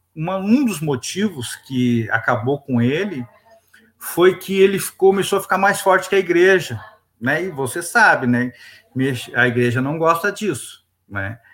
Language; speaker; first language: Portuguese; native; Portuguese